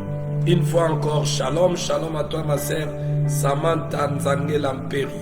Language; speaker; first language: French; non-native, local second language; Lingala